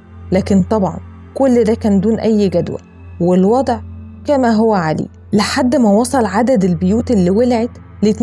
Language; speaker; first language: Arabic; native; Arabic